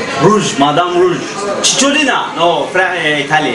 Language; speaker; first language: French; non-native, learner; Turkish